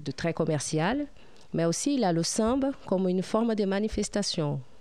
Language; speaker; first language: French; non-native, fluent; Portuguese